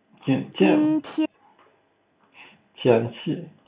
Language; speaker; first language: Chinese; non-native, learner; Swedish